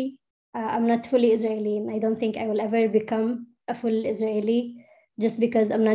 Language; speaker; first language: English; non-native, fluent; Arabic